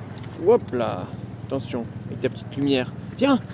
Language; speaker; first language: French; native; French